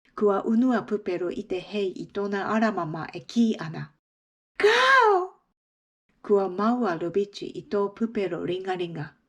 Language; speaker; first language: Māori; non-native, fluent; Japanese